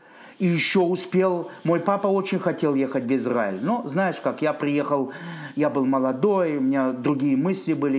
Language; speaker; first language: Russian; native; Russian